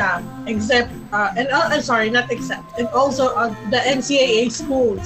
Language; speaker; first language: English; non-native, local second language; Filipino